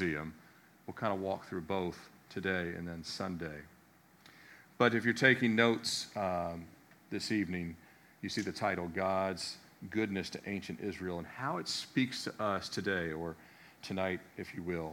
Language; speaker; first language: English; native; English